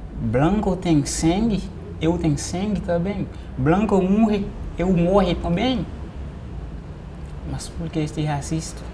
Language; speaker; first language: Portuguese; non-native, learner; Haitian Creole